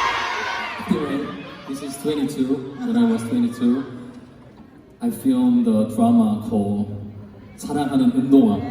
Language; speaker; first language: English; non-native, learner; Korean